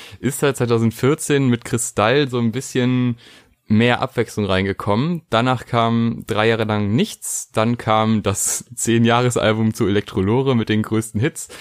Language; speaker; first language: German; native; German